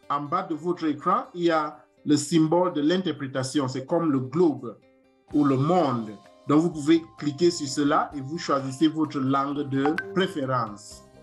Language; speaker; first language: French; non-native, fluent; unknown